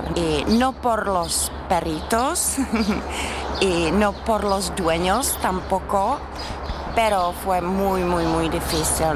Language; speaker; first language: Spanish; non-native, fluent; Czech